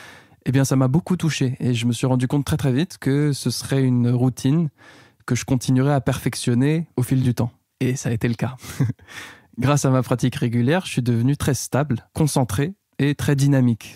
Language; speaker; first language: French; native; French